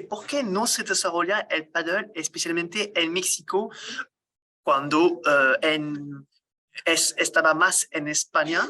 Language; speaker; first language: Spanish; non-native, learner; French